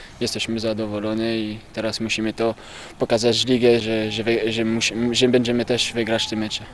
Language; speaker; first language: Polish; non-native, learner; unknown